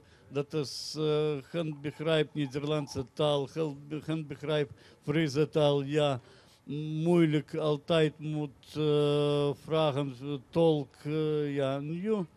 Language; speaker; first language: Dutch; non-native, learner; Russian